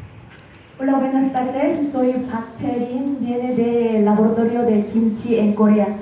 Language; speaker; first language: Spanish; non-native, fluent; Korean